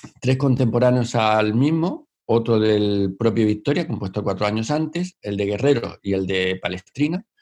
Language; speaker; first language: Spanish; native; Spanish